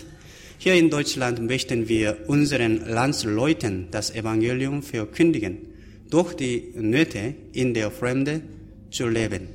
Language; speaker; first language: German; non-native, fluent; Korean